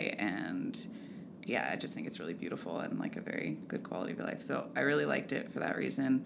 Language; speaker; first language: English; native; English